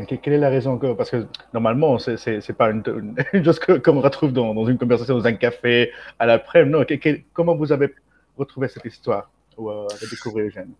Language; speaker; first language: French; non-native, fluent; Spanish